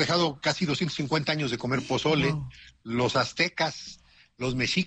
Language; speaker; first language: Spanish; native; Spanish